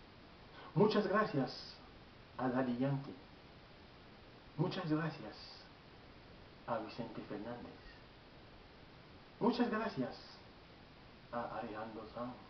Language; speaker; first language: Spanish; non-native, learner; Haitian Creole